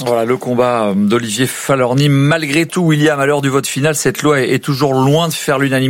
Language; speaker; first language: French; native; French